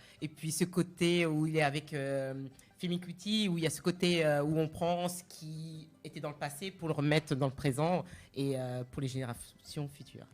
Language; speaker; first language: French; non-native, local second language; Malagasy